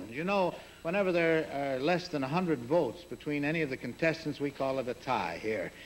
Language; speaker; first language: English; native; English